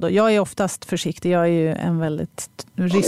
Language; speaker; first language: Swedish; native; Swedish